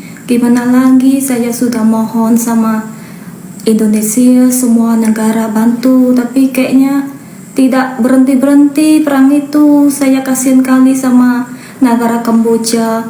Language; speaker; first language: Indonesian; non-native, fluent; Khmer